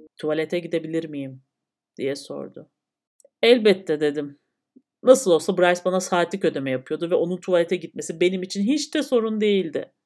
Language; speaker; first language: Turkish; native; Turkish